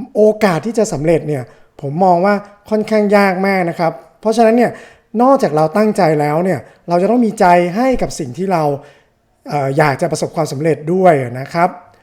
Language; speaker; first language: Thai; native; Thai